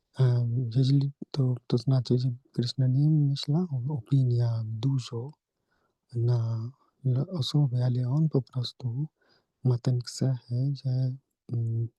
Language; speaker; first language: Polish; non-native, learner; Hindi